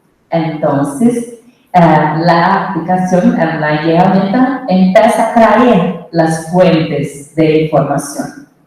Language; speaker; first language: Spanish; non-native, fluent; Portuguese